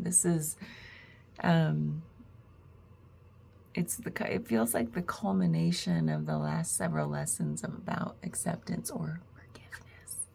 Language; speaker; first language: English; native; English